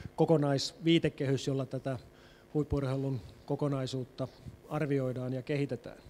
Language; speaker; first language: Finnish; native; Finnish